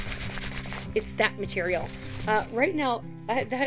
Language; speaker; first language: English; native; English